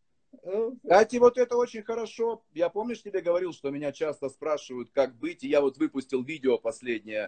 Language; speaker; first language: Russian; native; Russian